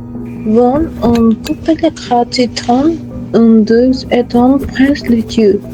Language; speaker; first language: French; non-native, learner; Spanish